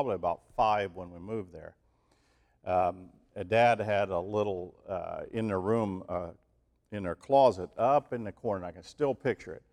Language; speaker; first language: English; native; English